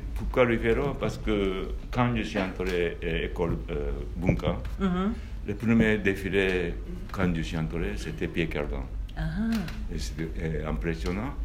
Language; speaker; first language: French; non-native, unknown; Japanese